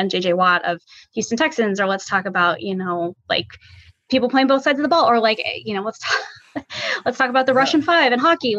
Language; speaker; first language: English; native; English